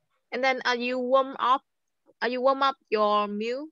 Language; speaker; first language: English; non-native, fluent; Vietnamese